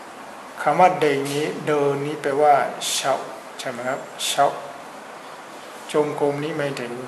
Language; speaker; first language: Thai; non-native, fluent; Burmese